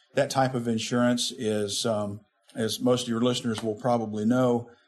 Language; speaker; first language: English; native; English